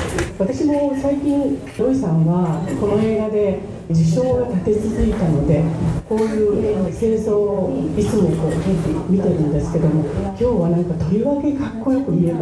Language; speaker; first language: Japanese; native; Japanese